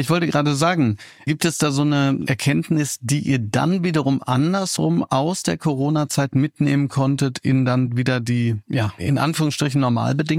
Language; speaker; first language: German; native; German